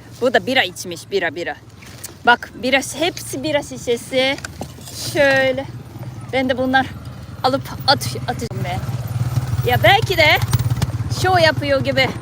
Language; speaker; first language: Turkish; non-native, fluent; Japanese